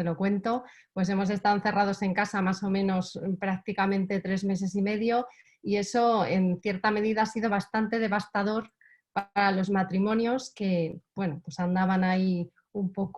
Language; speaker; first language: Spanish; native; Spanish